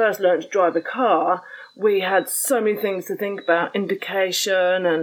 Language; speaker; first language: English; native; English